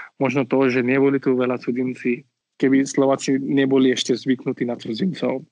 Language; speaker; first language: Slovak; non-native, fluent; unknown